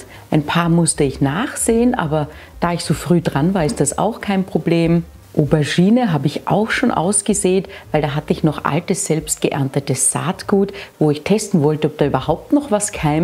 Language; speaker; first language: German; native; German